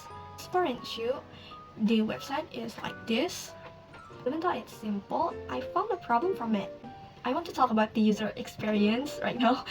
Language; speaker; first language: English; non-native, learner; Indonesian